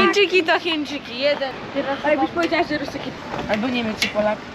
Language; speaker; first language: Polish; early bilingual, heritage; Polish